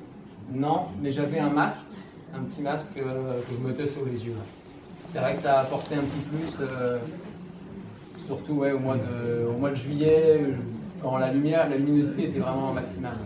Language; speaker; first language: French; native; French